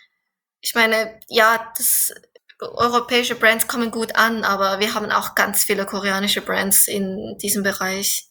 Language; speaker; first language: German; non-native, fluent; Korean